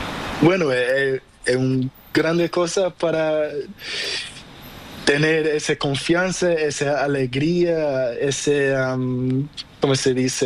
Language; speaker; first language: Spanish; non-native, learner; Portuguese